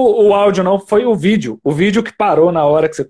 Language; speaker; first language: Portuguese; native; Portuguese